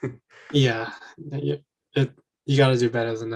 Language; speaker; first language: English; native; English